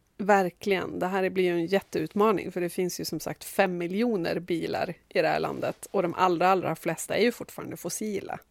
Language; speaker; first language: Swedish; native; Swedish